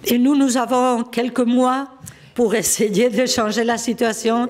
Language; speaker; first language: French; non-native, fluent; Spanish